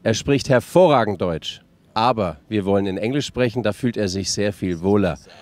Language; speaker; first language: German; native; German